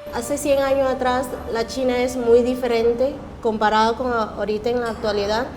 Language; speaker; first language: Spanish; early bilingual, other home language; Chinese